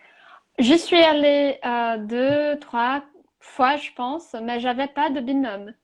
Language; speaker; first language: French; non-native, fluent; Portuguese